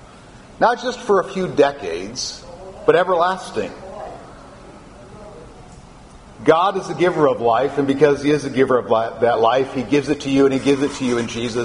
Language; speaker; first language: English; native; English